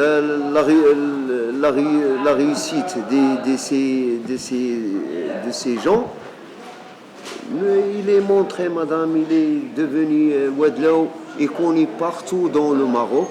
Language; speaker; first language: French; non-native, local second language; Arabic